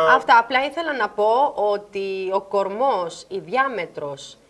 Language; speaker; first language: Greek; non-native, fluent; German